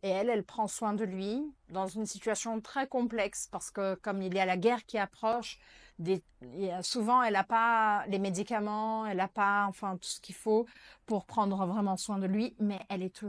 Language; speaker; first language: French; non-native, fluent; Portuguese